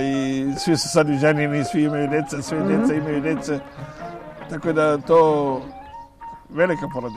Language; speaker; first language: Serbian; non-native, fluent; Arabic